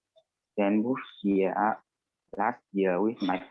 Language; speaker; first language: English; non-native, learner; Vietnamese